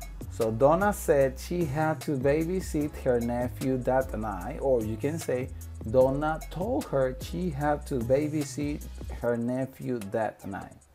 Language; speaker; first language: English; non-native, fluent; Spanish